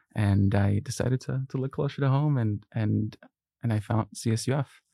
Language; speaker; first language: English; early bilingual, other home language; Spanish